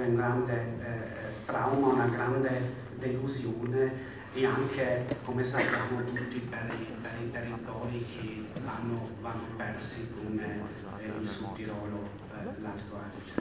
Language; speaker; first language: Italian; non-native, fluent; German